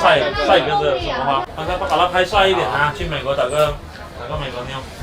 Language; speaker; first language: Chinese; native; Chinese